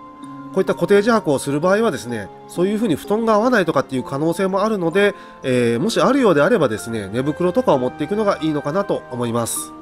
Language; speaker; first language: Japanese; native; Japanese